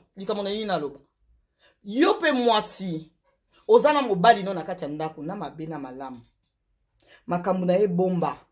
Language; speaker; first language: French; non-native, local second language; Lingala